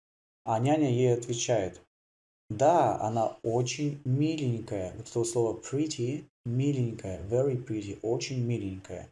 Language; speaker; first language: Russian; native; Russian